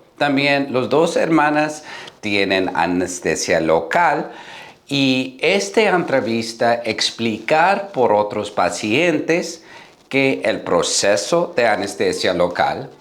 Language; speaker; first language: Spanish; non-native, learner; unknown